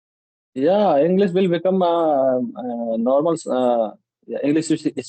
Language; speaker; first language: English; non-native, local second language; Hindi